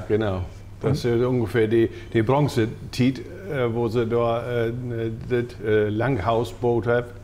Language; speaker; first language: German; native; German